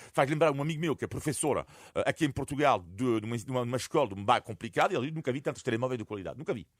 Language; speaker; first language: Portuguese; non-native, fluent; French